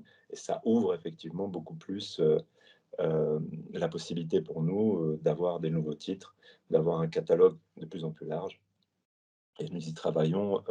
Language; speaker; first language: French; native; French